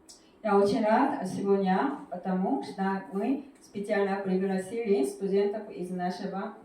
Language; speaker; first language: Russian; non-native, fluent; Korean